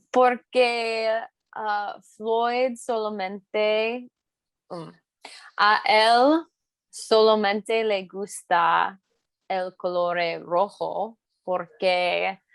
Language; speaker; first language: Spanish; non-native, learner; English